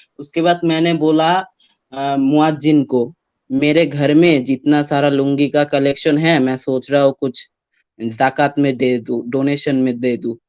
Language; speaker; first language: Hindi; non-native, fluent; Bangla